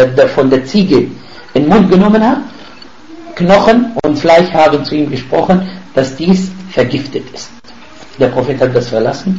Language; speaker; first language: German; non-native, fluent; Arabic